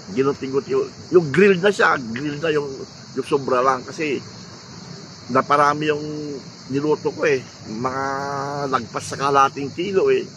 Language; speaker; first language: Filipino; native; Filipino